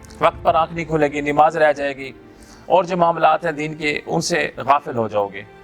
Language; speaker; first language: Urdu; non-native, local second language; Punjabi